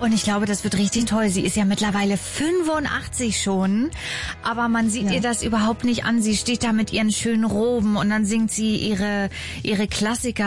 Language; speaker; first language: German; native; German